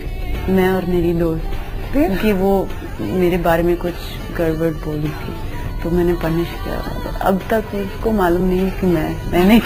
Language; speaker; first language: Hindi; non-native, local second language; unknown